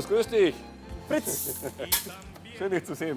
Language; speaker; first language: German; native; German